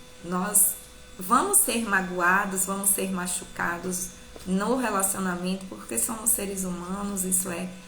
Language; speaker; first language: Portuguese; native; Portuguese